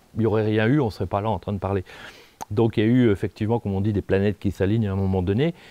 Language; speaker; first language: French; native; French